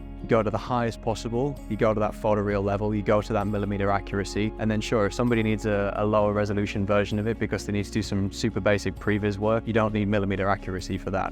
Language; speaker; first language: English; native; English